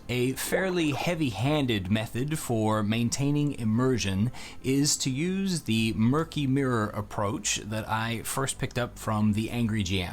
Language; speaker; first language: English; native; English